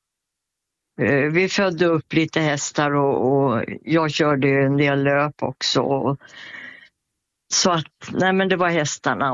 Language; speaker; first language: Swedish; native; Swedish